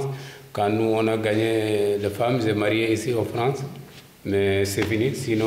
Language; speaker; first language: French; non-native, learner; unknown